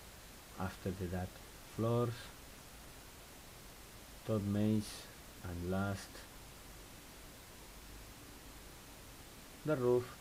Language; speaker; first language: English; non-native, fluent; Spanish